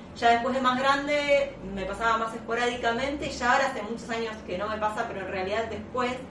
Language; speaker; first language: Spanish; native; Spanish